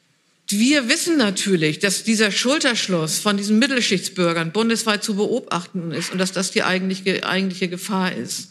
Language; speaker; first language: German; native; German